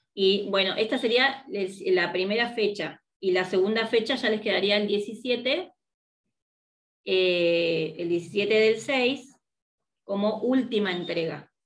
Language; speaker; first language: Spanish; native; Spanish